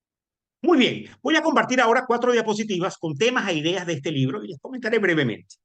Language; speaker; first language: Spanish; native; Spanish